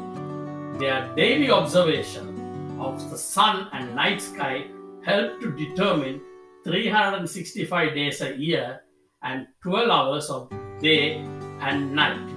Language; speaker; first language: English; non-native, local second language; Tamil